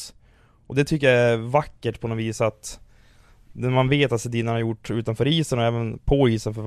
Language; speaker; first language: Swedish; native; Swedish